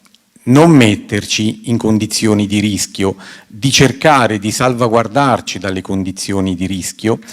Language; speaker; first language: Italian; native; Italian